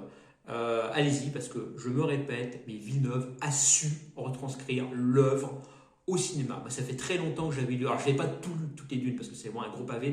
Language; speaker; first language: French; native; French